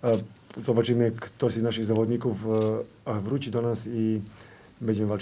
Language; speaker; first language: Polish; non-native, fluent; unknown